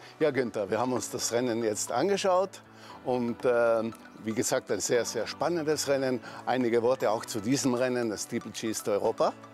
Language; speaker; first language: German; native; German